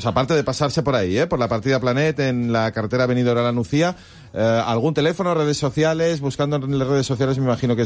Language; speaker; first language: Spanish; native; Spanish